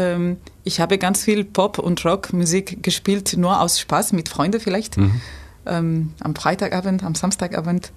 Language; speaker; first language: German; non-native, fluent; Spanish